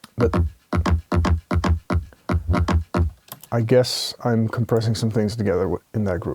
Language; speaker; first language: English; non-native, fluent; Dutch